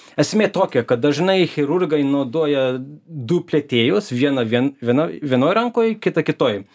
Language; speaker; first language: Lithuanian; early bilingual, heritage; Lithuanian